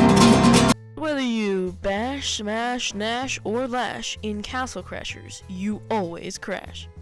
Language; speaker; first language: English; native; English